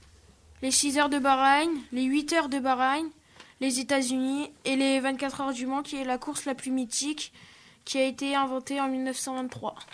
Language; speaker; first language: French; native; French